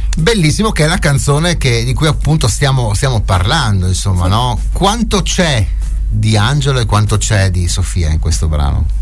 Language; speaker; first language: Italian; native; Italian